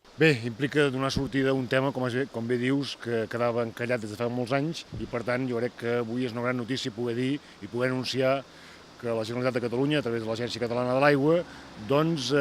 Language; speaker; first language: Catalan; native; Catalan